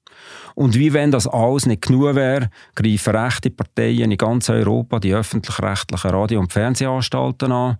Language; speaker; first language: German; native; German